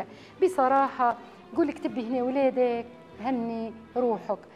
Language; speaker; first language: Arabic; native; Arabic